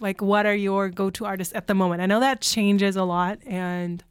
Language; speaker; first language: English; non-native, fluent; German